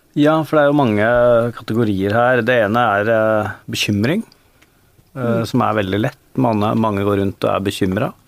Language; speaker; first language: Norwegian; native; Norwegian